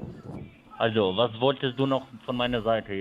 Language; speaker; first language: German; non-native, fluent; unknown